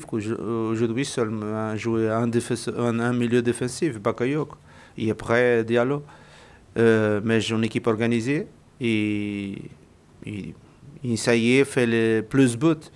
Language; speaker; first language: French; non-native, learner; Portuguese